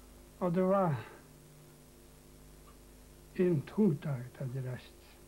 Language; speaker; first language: Danish; non-native, local second language; Faroese